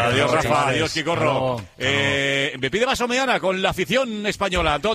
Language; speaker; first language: Spanish; native; Spanish